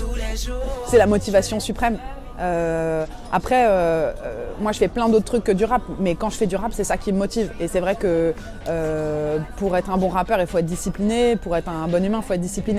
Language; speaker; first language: French; native; French